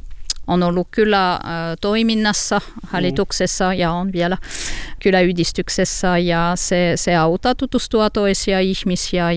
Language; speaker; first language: Finnish; non-native, learner; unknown